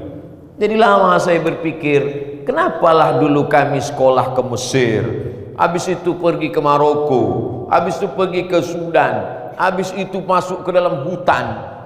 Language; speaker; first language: Indonesian; non-native, local second language; Malay